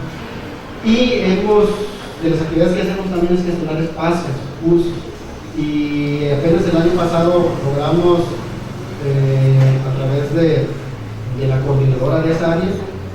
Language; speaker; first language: Spanish; native; Spanish